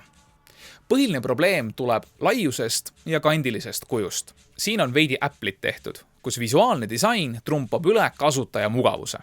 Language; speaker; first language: Estonian; native; Estonian